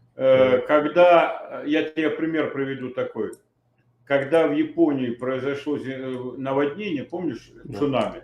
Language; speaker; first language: Russian; native; Russian